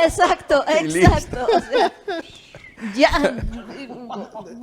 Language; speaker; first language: Spanish; native; Spanish